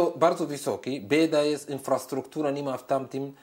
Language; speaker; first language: Polish; non-native, fluent; Arabic